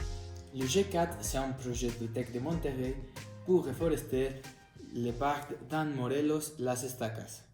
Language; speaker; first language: French; non-native, learner; Spanish